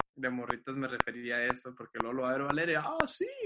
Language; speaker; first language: Spanish; native; Spanish